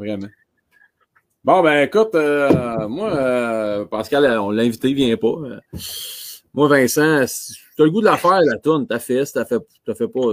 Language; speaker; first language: French; native; French